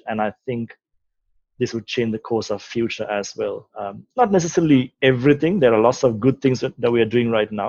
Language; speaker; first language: English; non-native, local second language; Sinhala